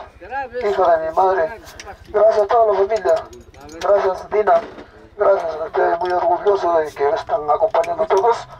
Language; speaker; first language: Spanish; native; Spanish